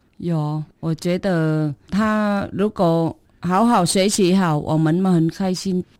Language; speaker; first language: Chinese; non-native, learner; Vietnamese